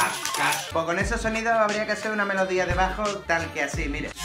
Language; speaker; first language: Spanish; native; Spanish